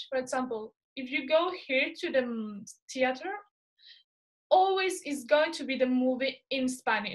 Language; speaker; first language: English; non-native, fluent; Spanish